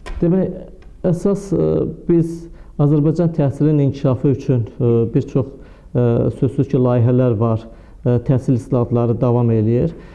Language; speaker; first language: Azerbaijani; native; Azerbaijani